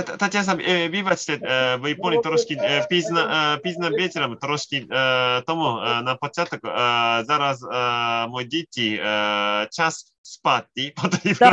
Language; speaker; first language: Ukrainian; non-native, learner; Japanese